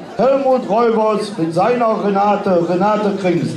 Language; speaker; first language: German; native; German